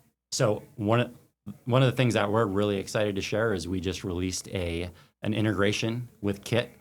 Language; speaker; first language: English; native; English